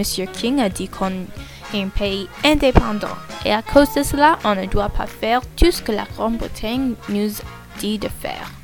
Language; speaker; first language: French; non-native, learner; English